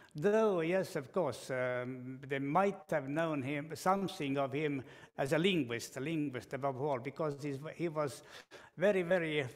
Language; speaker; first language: English; non-native, fluent; Estonian